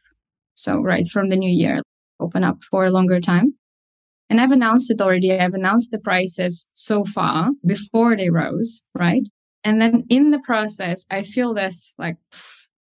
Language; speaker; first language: English; non-native, fluent; Russian